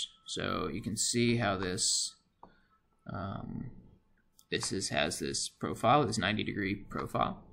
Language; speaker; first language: English; native; English